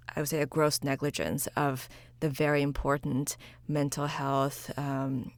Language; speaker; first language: English; early bilingual, other home language; Chinese